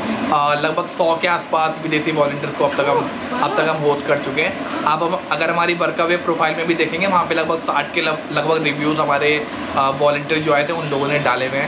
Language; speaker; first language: Hindi; native; Hindi